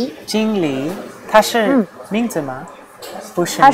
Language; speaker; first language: Chinese; non-native, learner; English